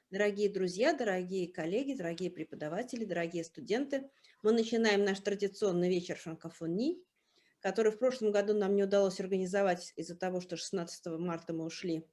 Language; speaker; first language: Russian; native; Russian